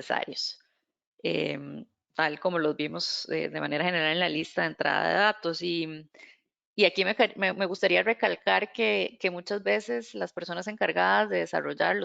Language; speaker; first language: Spanish; native; Spanish